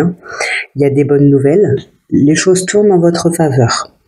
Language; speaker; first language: French; native; French